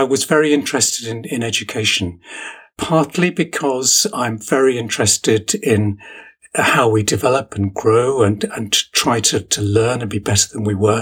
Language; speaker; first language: English; native; English